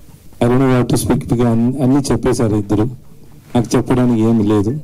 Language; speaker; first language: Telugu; non-native, learner; Tamil